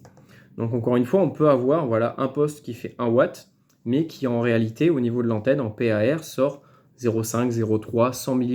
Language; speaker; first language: French; native; French